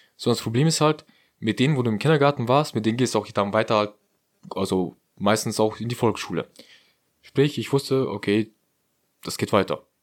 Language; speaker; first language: German; early bilingual, other home language; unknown